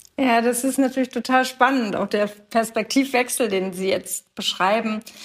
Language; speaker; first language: German; native; German